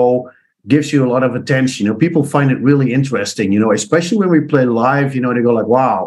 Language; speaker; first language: English; non-native, fluent; Dutch